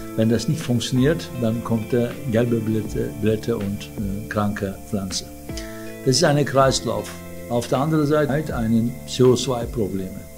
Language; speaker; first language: German; non-native, fluent; Turkish